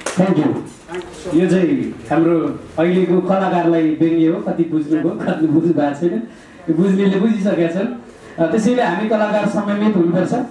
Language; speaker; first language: Nepali; native; Nepali